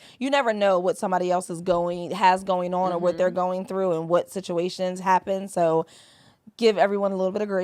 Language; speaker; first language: English; native; English